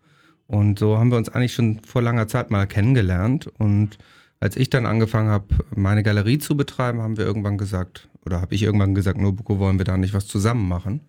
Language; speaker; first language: German; native; German